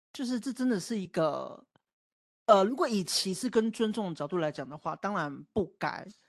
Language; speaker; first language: Chinese; native; Chinese